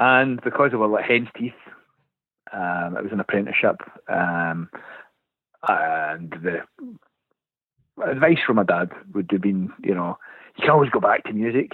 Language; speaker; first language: English; native; English